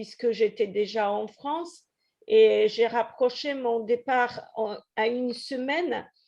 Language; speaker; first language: French; non-native, fluent; Polish